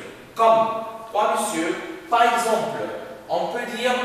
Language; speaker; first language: French; non-native, fluent; Arabic